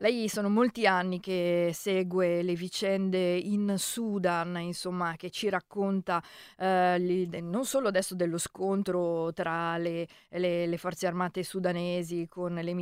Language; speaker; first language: Italian; native; Italian